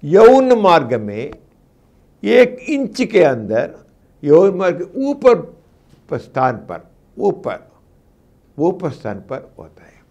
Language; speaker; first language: Hindi; non-native, local second language; Telugu